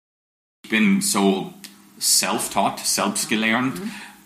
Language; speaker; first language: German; non-native, fluent; English